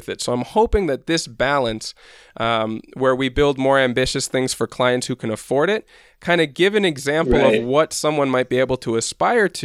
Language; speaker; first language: English; native; English